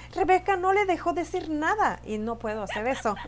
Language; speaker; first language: Spanish; non-native, fluent; Swedish